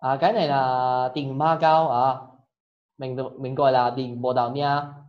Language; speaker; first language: Vietnamese; non-native, fluent; Cantonese